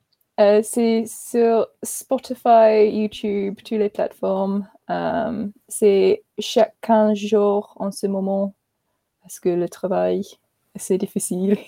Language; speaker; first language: French; non-native, learner; English